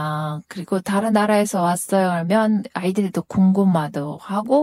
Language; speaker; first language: Korean; non-native, fluent; Kyrgyz